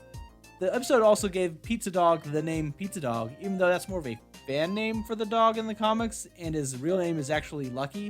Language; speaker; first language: English; native; English